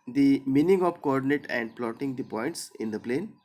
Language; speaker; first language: English; non-native, local second language; Marathi